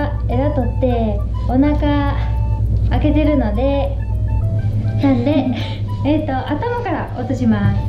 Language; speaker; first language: Japanese; native; Japanese